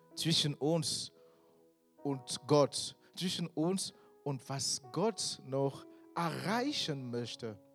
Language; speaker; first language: German; non-native, fluent; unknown